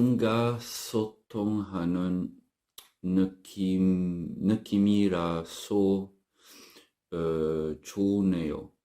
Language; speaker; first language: Korean; non-native, learner; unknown